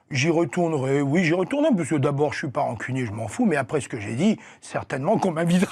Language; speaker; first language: French; native; French